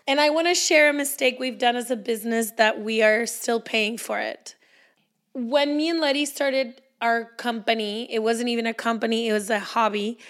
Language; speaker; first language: English; early bilingual, heritage; Spanish